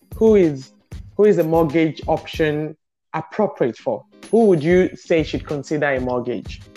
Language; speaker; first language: English; non-native, local second language; Yoruba